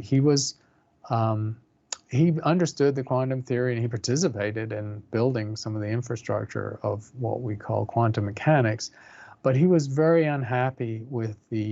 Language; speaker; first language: English; native; English